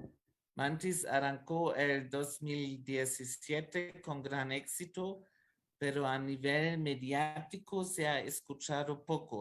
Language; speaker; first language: Spanish; non-native, fluent; German